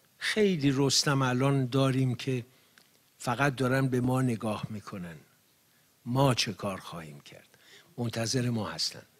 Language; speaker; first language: Persian; native; Persian